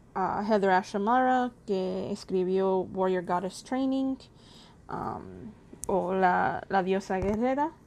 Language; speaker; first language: Spanish; early bilingual, heritage; Spanish